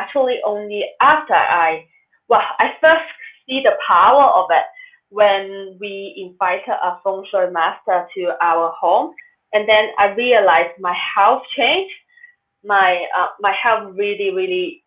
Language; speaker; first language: English; non-native, local second language; Cantonese